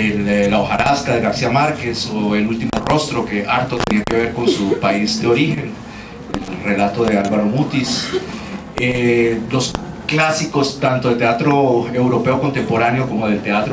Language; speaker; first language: Spanish; native; Spanish